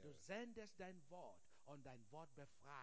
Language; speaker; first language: German; non-native, learner; English